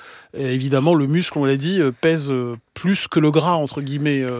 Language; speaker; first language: French; native; French